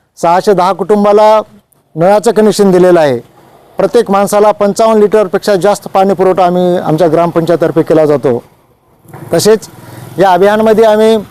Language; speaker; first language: Marathi; native; Marathi